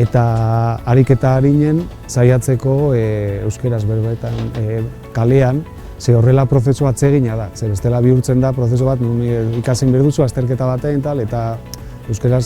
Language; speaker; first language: Basque; non-native, local second language; Spanish